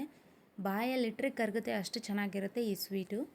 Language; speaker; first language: Kannada; native; Kannada